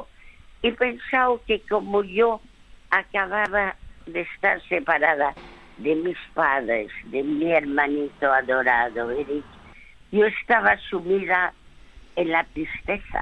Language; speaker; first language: Spanish; early bilingual, other home language; French